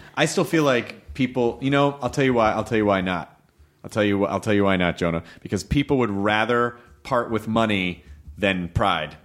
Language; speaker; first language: English; native; English